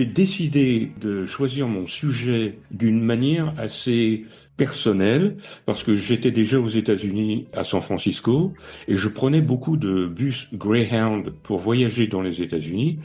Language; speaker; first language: French; native; French